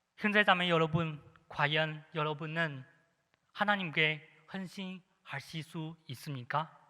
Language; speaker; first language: Korean; non-native, fluent; Chinese